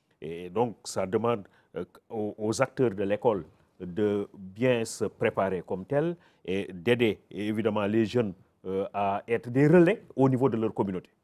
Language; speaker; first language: French; non-native, local second language; Wolof